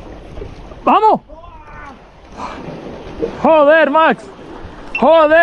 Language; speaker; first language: Spanish; native; Spanish